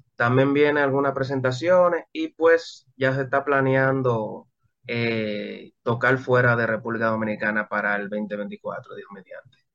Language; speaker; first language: Spanish; native; Spanish